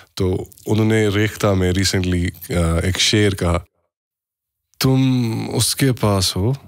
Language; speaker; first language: Hindi; non-native, local second language; Kashmiri